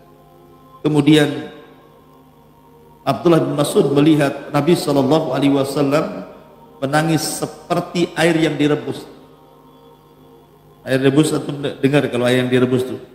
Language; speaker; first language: Indonesian; native; Indonesian